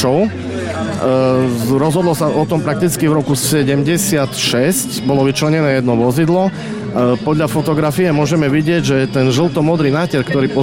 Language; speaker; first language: Slovak; native; Slovak